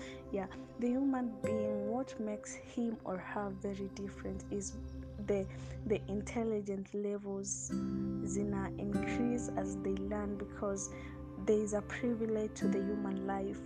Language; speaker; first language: English; non-native, local second language; Gusii